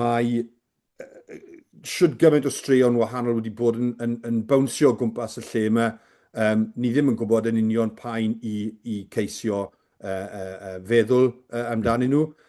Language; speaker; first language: Welsh; native; Welsh